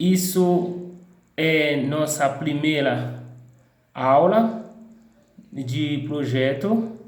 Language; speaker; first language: Portuguese; non-native, fluent; Haitian Creole